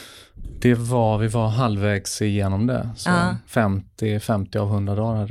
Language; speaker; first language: Swedish; native; Swedish